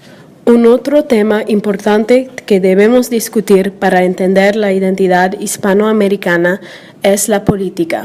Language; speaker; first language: Spanish; non-native, learner; English